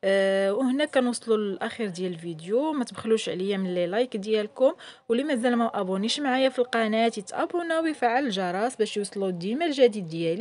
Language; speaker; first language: Arabic; native; Arabic